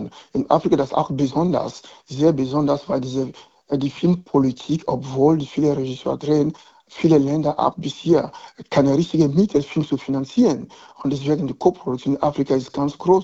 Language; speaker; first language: German; non-native, learner; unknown